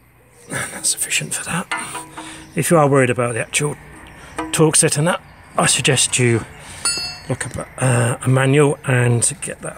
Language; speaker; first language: English; native; English